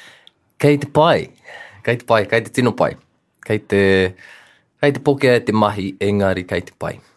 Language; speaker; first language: Māori; non-native, local second language; English